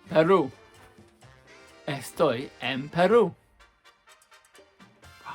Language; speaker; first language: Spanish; non-native, fluent; English